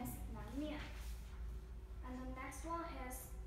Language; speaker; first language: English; non-native, fluent; Chinese